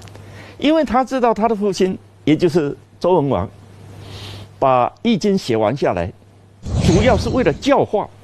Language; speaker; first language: Chinese; native; Chinese